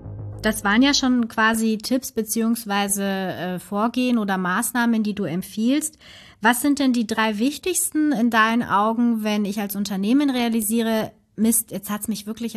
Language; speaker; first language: German; native; German